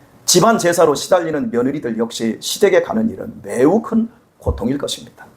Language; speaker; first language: Korean; native; Korean